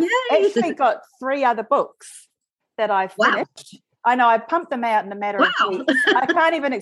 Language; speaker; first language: English; native; English